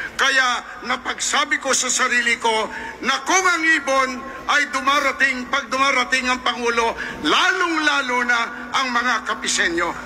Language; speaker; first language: Filipino; non-native, local second language; Hiligaynon